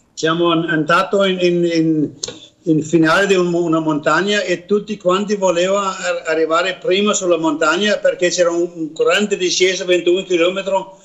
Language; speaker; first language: Italian; non-native, learner; Danish